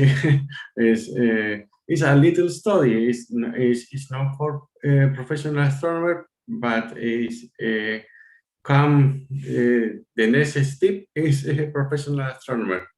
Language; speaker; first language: English; non-native, learner; Spanish